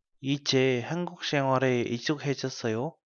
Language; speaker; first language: Korean; non-native, fluent; Vietnamese